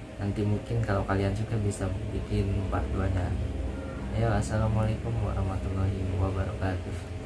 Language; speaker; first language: Indonesian; native; Indonesian